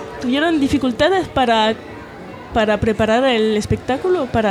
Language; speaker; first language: Spanish; non-native, fluent; French